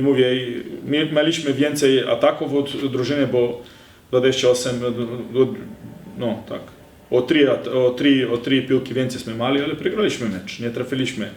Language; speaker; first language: Polish; non-native, learner; Serbian